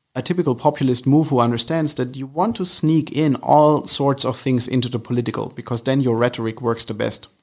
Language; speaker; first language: English; non-native, fluent; German